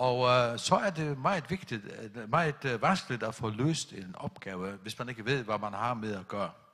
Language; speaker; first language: Danish; non-native, local second language; Faroese